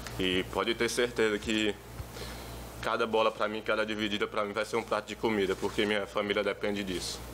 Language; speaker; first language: Portuguese; native; Portuguese